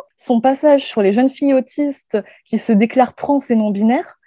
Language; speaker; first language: French; native; French